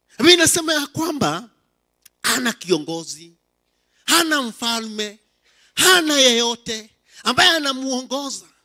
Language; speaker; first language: Swahili; non-native, local second language; Kikuyu